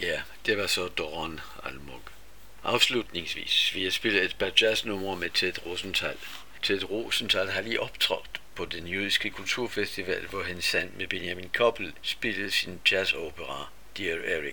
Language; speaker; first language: Danish; native; Danish